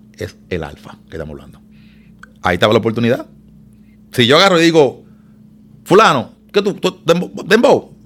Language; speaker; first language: Spanish; native; Spanish